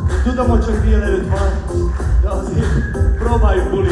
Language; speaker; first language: Hungarian; non-native, fluent; Slovak